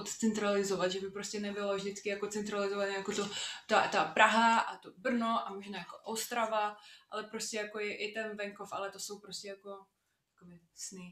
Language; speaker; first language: Czech; non-native, fluent; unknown